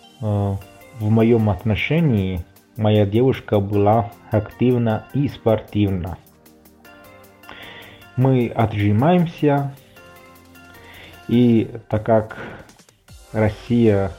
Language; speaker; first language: Russian; non-native, fluent; Italian